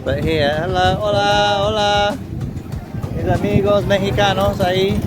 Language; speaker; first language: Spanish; non-native, learner; English